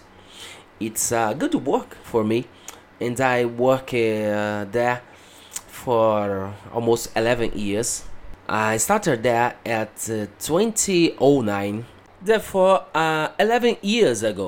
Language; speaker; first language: English; non-native, learner; Portuguese